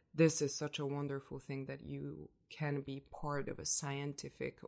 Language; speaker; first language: English; non-native, fluent; Hungarian